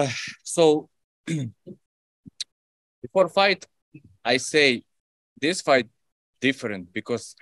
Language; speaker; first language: English; non-native, learner; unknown